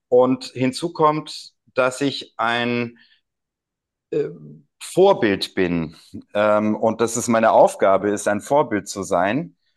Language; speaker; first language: German; native; German